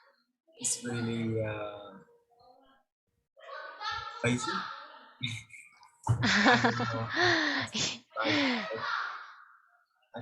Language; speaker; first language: English; non-native, learner; Vietnamese